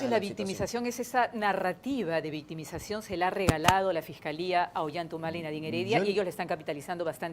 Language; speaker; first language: Spanish; native; Spanish